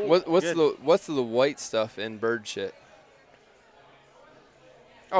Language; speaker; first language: English; native; English